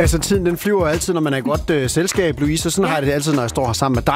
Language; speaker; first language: Danish; native; Danish